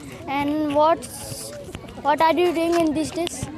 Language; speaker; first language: English; non-native, learner; Hindi